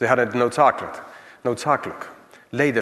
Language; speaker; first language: Dutch; non-native, fluent; English